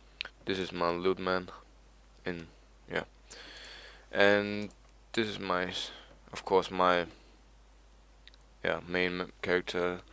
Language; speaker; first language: English; non-native, learner; Danish